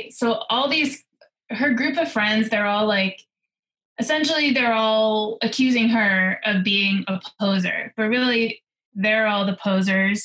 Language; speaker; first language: English; native; English